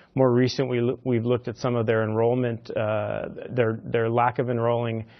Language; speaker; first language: English; native; English